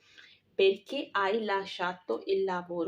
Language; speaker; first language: Italian; non-native, learner; Urdu